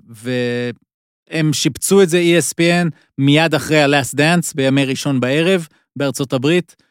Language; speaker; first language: Hebrew; native; Hebrew